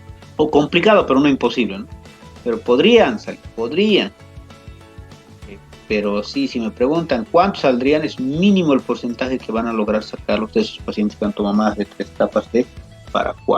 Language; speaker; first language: Spanish; native; Spanish